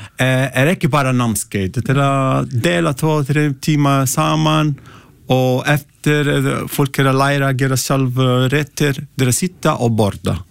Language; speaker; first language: Icelandic; non-native, learner; Italian